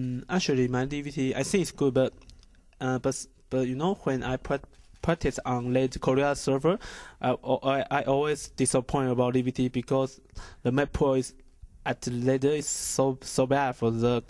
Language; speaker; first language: English; non-native, learner; Chinese